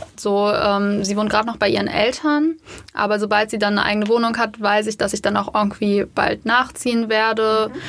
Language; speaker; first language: German; native; German